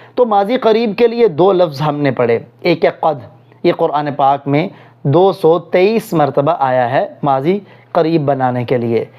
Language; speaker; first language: Urdu; non-native, local second language; Punjabi